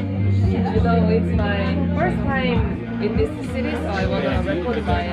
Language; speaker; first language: English; non-native, learner; Korean